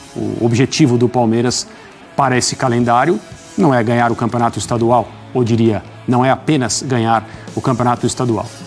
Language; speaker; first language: Portuguese; native; Portuguese